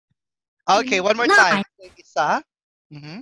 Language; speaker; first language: English; non-native, local second language; Filipino